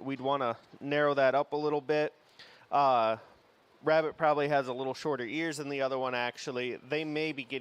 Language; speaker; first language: English; native; English